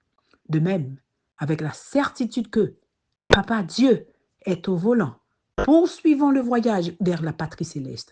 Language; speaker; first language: French; non-native, local second language; Haitian Creole